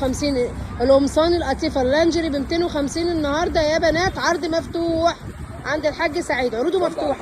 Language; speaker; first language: Arabic; native; Arabic